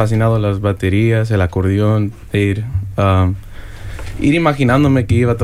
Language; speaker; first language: Spanish; early bilingual, heritage; Spanish